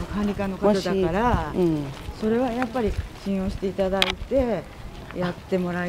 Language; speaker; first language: Japanese; native; Japanese